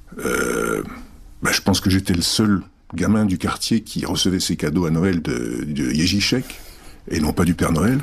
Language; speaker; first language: French; early bilingual, other home language; Czech